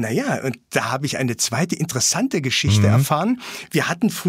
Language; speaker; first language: German; native; German